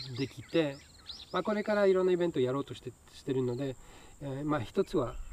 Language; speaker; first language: Japanese; non-native, learner; French